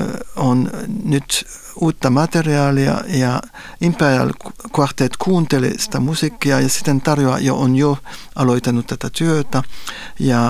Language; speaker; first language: Finnish; non-native, fluent; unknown